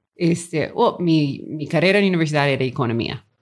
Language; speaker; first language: Spanish; non-native, fluent; English